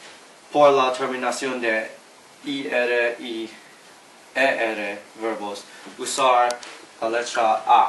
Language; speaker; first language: Spanish; non-native, learner; English